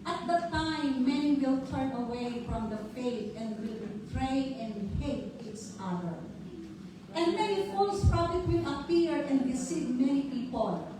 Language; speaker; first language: English; non-native, local second language; Filipino